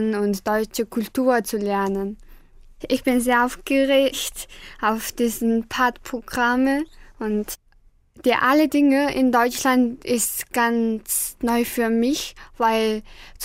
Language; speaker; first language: German; non-native, learner; Mongolian